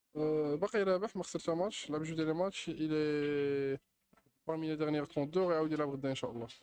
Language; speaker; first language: French; non-native, local second language; Arabic